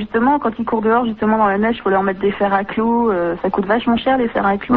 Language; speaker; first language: French; native; French